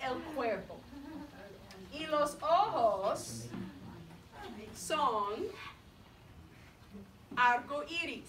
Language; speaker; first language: Spanish; non-native, fluent; English